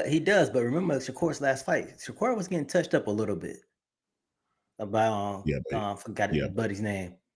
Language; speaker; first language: English; native; English